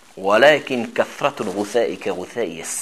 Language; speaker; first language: Arabic; non-native, fluent; French